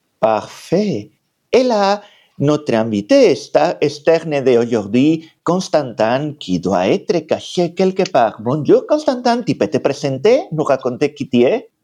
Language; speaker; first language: French; non-native, fluent; Spanish